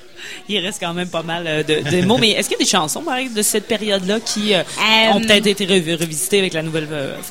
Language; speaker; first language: French; native; French